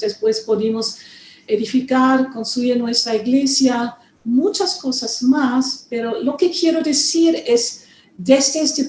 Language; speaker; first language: Spanish; non-native, fluent; German